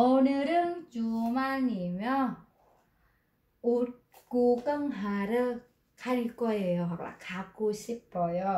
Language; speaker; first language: Korean; non-native, fluent; Vietnamese